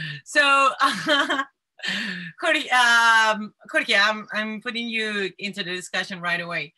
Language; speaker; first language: English; non-native, fluent; Spanish